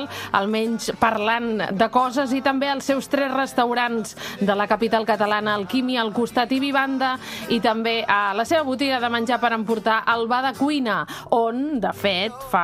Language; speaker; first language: Catalan; native; Catalan